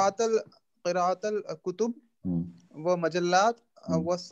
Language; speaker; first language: Arabic; non-native, learner; Urdu